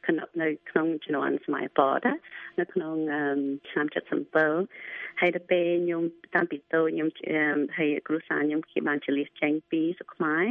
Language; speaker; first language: Khmer; early bilingual, heritage; Khmer